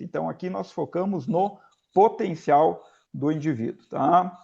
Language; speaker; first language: Portuguese; native; Portuguese